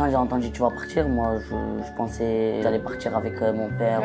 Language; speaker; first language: French; non-native, local second language; Arabic